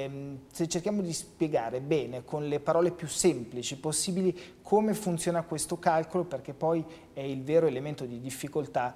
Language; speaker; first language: Italian; native; Italian